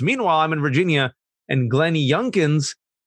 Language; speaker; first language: English; early bilingual, other home language; Urdu